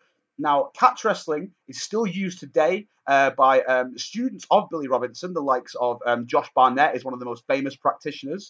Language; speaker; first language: English; native; English